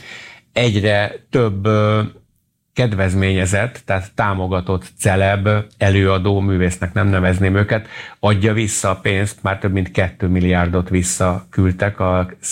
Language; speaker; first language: Hungarian; native; Hungarian